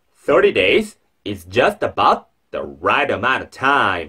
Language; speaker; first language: English; non-native, fluent; Korean